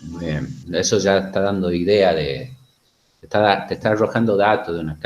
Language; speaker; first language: Spanish; native; Spanish